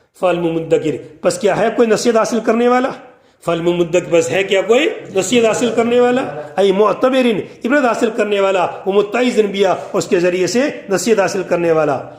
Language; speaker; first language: Urdu; non-native, local second language; Gujarati